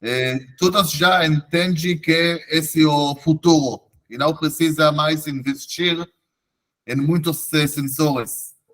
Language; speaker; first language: Portuguese; non-native, fluent; Hebrew